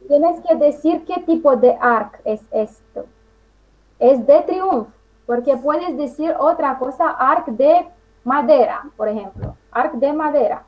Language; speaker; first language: Spanish; non-native, fluent; Romanian